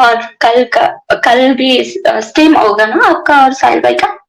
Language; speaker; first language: Hindi; non-native, local second language; Kannada